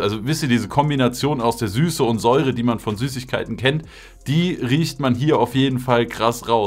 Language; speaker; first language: German; native; German